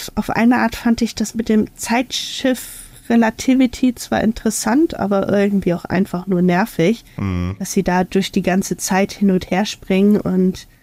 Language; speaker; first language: German; native; German